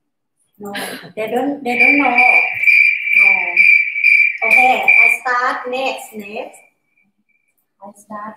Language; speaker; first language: English; non-native, learner; Thai